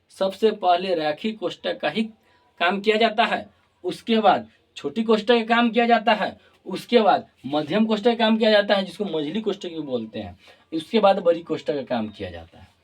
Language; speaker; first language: Hindi; native; Hindi